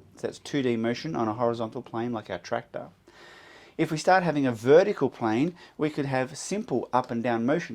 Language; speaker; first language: English; native; English